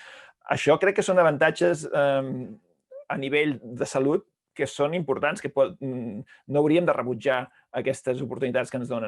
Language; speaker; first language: Catalan; native; Catalan